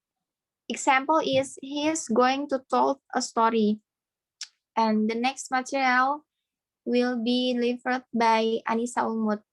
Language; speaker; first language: English; non-native, fluent; Indonesian